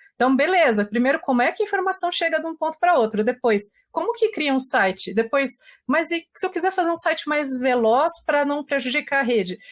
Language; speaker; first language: Portuguese; native; Portuguese